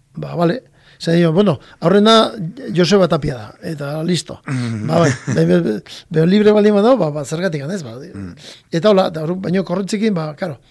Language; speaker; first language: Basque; native; Basque